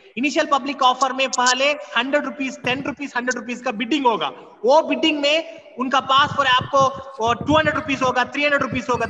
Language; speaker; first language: Hindi; non-native, local second language; Kannada